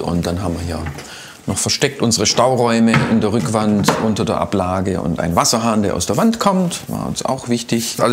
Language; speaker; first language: German; native; German